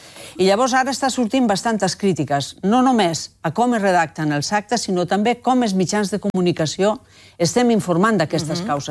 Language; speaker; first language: Catalan; native; Catalan